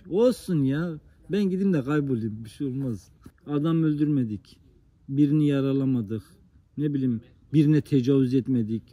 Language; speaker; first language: Turkish; non-native, local second language; Kurdish